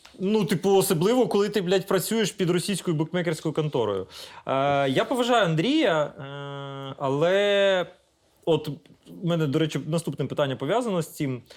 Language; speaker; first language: Ukrainian; non-native, local second language; Russian